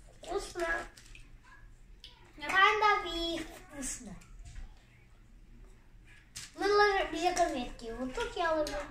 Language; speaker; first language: Russian; early bilingual, heritage; Russian